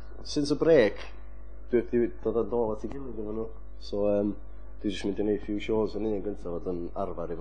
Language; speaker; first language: Welsh; native; Welsh